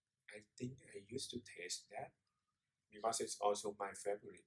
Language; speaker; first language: English; non-native, fluent; Thai